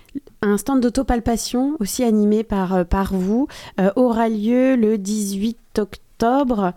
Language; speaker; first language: French; native; French